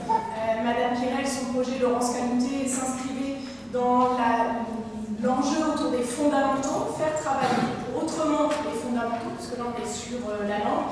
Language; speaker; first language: French; native; French